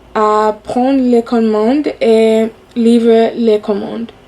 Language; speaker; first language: French; non-native, fluent; English